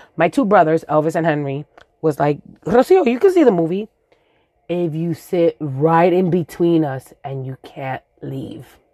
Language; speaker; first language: English; early bilingual, other home language; Spanish